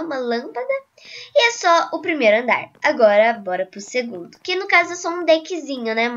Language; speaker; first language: Portuguese; native; Portuguese